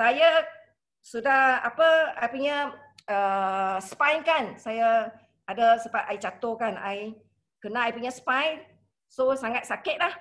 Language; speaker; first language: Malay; non-native, local second language; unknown